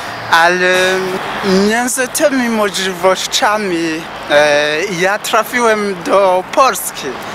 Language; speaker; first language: Polish; non-native, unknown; Rundi